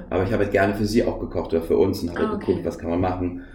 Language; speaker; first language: German; native; German